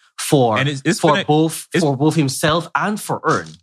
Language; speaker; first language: English; native; English